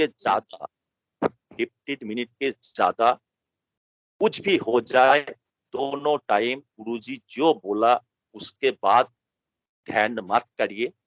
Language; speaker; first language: Hindi; non-native, local second language; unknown